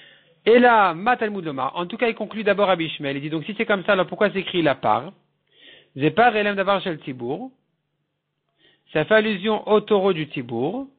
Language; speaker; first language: French; native; French